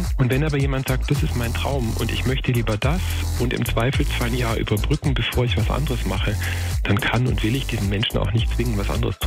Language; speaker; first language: German; native; German